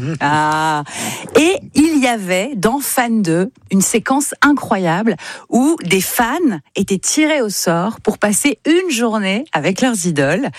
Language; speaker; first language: French; native; French